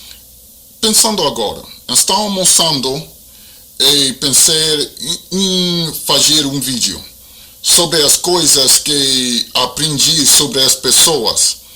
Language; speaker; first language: Portuguese; non-native, learner; English